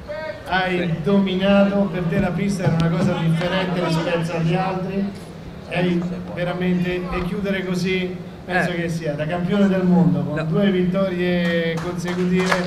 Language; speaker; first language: Italian; native; Italian